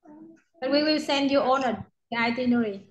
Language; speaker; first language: English; non-native, learner; Vietnamese